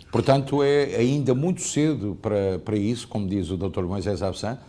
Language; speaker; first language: Portuguese; native; Portuguese